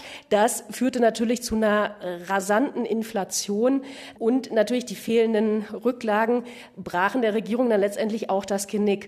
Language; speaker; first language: German; native; German